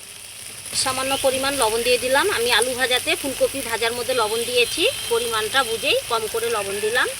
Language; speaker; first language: Bangla; native; Bangla